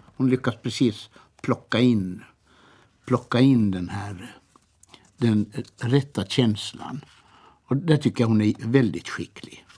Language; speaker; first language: Swedish; native; Swedish